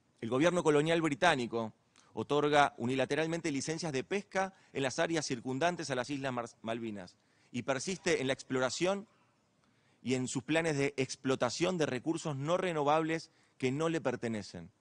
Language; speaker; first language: Spanish; native; Spanish